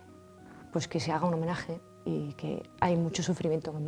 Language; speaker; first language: Spanish; native; Spanish